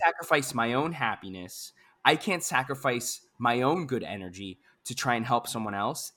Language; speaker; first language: English; native; English